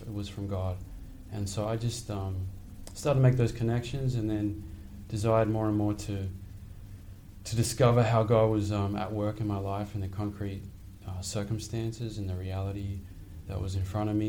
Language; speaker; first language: English; native; English